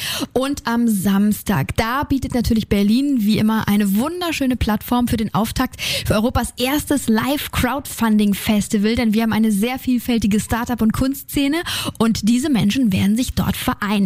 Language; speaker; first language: German; native; German